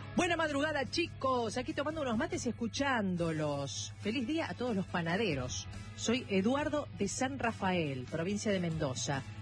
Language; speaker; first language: Spanish; native; Spanish